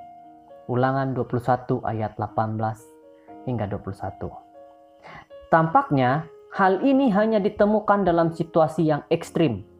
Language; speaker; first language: Indonesian; native; Indonesian